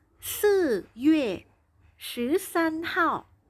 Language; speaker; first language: Chinese; non-native, fluent; Thai